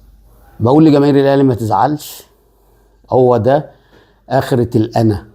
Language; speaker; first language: Arabic; native; Arabic